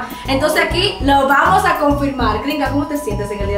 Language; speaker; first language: Spanish; native; Spanish